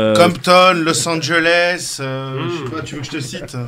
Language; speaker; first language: French; native; French